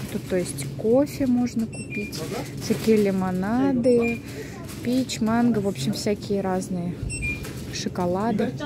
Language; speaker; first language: Russian; native; Russian